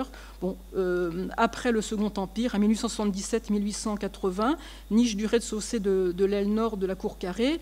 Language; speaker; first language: French; native; French